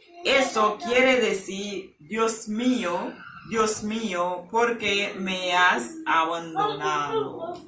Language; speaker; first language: Spanish; non-native, learner; Haitian Creole